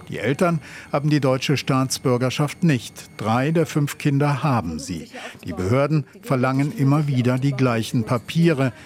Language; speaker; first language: German; native; German